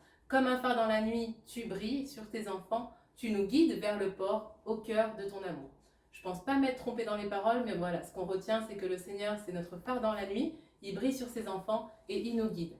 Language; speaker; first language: French; native; French